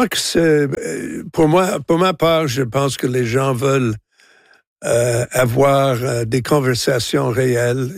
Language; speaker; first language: French; non-native, local second language; English